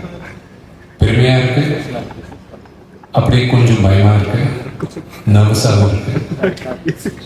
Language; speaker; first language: Tamil; non-native, local second language; Telugu